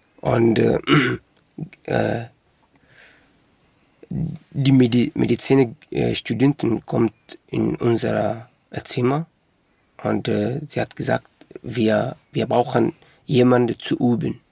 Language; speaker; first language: German; non-native, local second language; Arabic